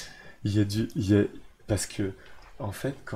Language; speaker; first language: French; native; French